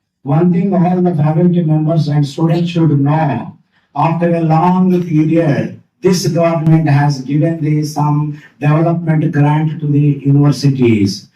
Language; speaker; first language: English; non-native, local second language; Telugu